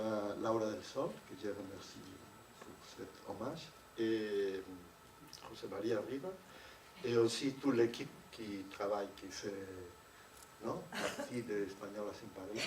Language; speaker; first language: French; non-native, fluent; Spanish